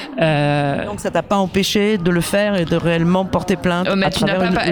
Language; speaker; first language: French; native; French